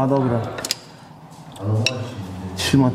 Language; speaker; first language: Polish; native; Polish